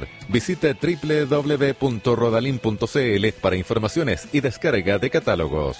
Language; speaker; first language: Spanish; native; Spanish